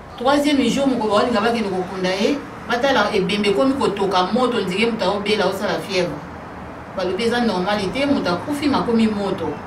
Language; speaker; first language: Lingala; non-native, local second language; Kongo